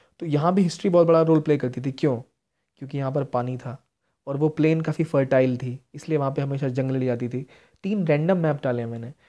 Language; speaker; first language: Hindi; native; Hindi